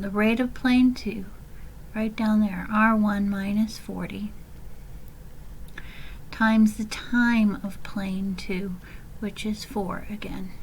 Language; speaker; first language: English; native; English